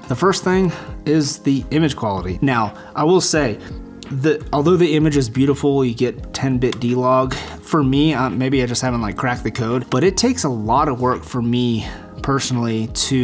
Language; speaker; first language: English; native; English